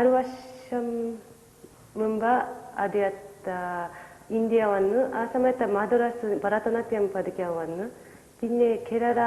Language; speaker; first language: Malayalam; non-native, learner; Japanese